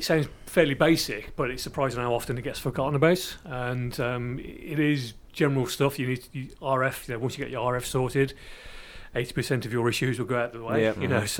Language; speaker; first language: English; native; English